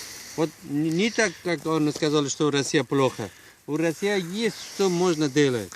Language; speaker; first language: Russian; non-native, learner; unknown